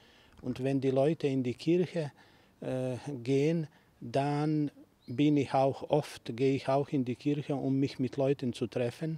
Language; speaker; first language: German; non-native, fluent; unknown